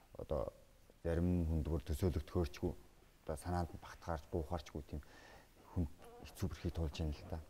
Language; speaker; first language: Mongolian; native; Mongolian